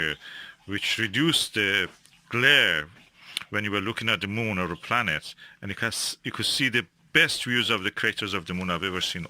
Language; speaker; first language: English; non-native, fluent; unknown